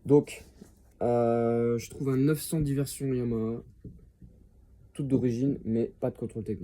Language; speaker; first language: French; native; French